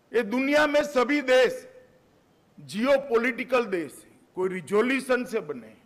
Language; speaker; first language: Hindi; non-native, local second language; Gujarati